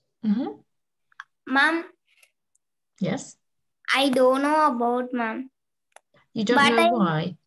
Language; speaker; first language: English; non-native, learner; Tamil